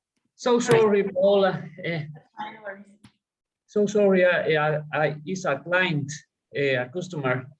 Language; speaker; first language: English; non-native, learner; Spanish